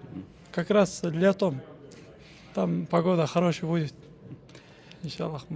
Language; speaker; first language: Russian; non-native, local second language; Kyrgyz